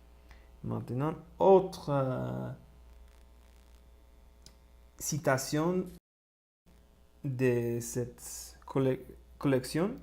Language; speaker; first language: French; non-native, learner; Spanish